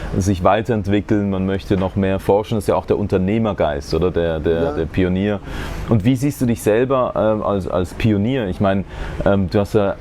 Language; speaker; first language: German; native; German